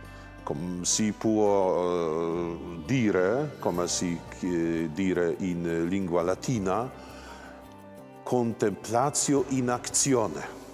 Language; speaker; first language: Italian; non-native, learner; Polish